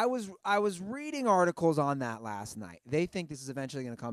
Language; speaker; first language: English; native; English